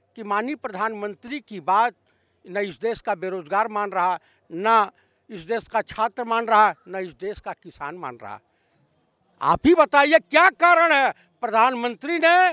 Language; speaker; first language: Hindi; native; Hindi